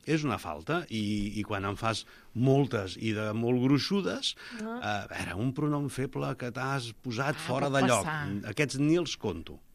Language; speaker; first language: Catalan; native; Catalan